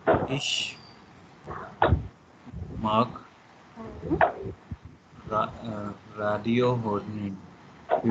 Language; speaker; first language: German; non-native, learner; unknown